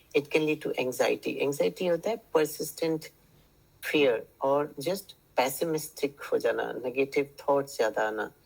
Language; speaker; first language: Hindi; native; Hindi